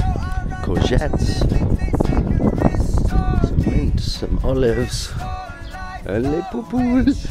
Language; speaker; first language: French; non-native, learner; English